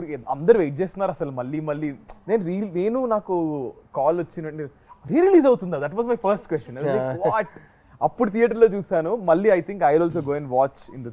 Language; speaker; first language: Telugu; native; Telugu